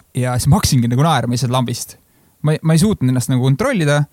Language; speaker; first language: Estonian; native; Estonian